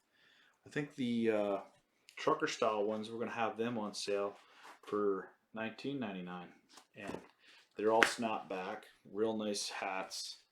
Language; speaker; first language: English; native; English